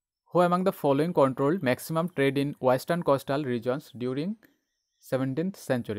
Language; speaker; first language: English; non-native, local second language; Bangla